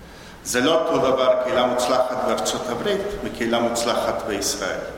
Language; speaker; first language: Hebrew; non-native, fluent; Spanish